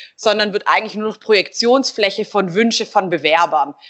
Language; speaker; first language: German; native; German